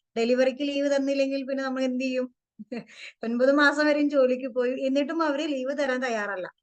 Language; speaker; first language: Malayalam; early bilingual, heritage; Malayalam